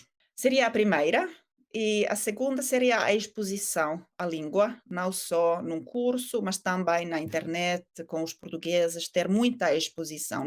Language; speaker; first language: Portuguese; non-native, fluent; Finnish